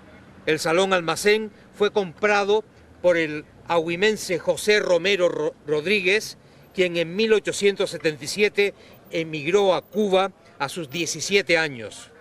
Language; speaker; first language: Spanish; native; Spanish